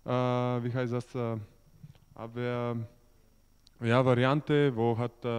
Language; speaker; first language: German; non-native, learner; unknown